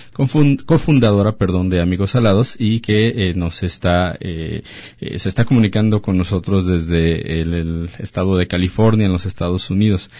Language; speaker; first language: Spanish; native; Spanish